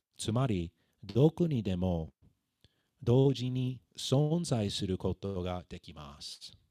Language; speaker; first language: Japanese; non-native, fluent; English